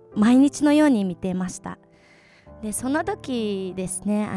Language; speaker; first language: Japanese; non-native, fluent; Mongolian